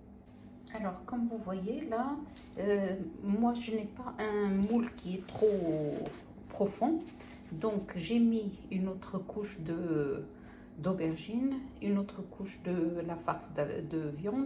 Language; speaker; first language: French; non-native, local second language; Arabic